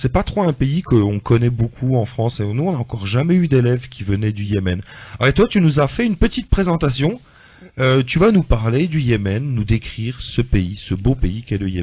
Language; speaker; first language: French; native; French